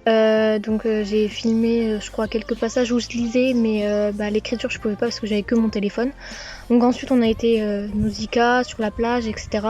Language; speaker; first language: French; native; French